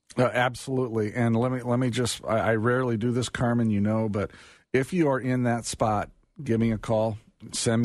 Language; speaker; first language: English; native; English